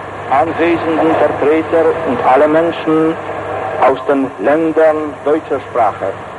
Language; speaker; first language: German; non-native, fluent; Polish